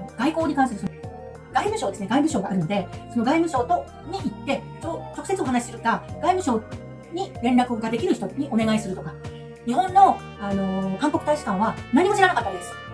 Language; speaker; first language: Japanese; native; Japanese